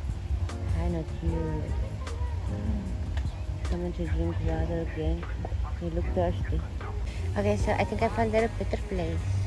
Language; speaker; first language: English; non-native, fluent; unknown